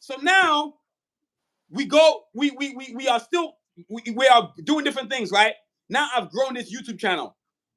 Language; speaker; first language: English; native; English